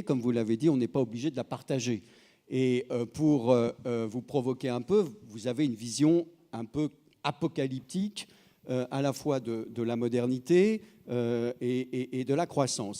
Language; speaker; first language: French; native; French